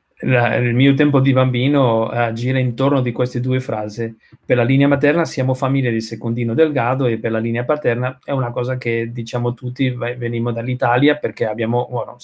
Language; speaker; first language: Italian; non-native, learner; Spanish